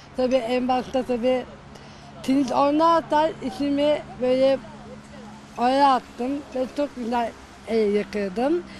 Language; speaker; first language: Turkish; native; Turkish